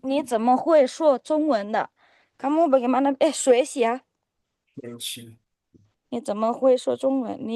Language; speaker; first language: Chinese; non-native, fluent; Indonesian